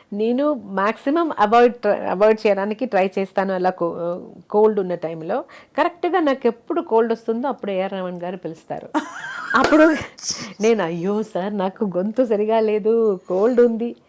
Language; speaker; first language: Telugu; non-native, learner; Malayalam